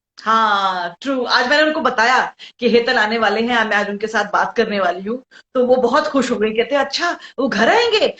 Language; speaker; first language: Hindi; non-native, local second language; Bangla